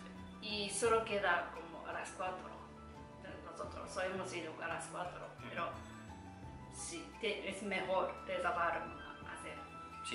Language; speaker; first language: Spanish; non-native, learner; Japanese